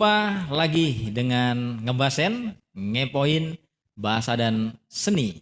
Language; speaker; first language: Indonesian; native; Indonesian